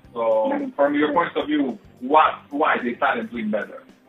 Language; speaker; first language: English; non-native, learner; Italian